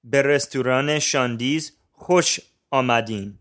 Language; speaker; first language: Persian; non-native, learner; English